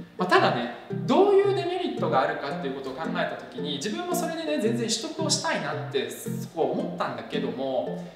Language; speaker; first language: Japanese; early bilingual, other home language; Russian